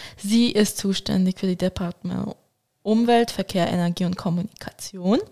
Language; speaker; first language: German; early bilingual, other home language; Turkish